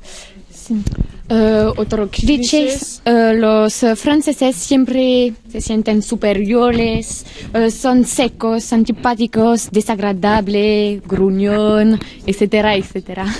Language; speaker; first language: Spanish; non-native, learner; French